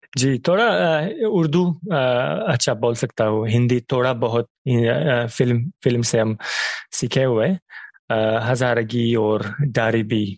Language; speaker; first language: Urdu; non-native, fluent; Persian